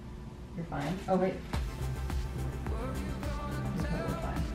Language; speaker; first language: English; native; English